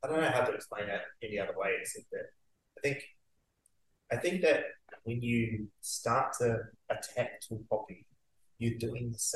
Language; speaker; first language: English; native; English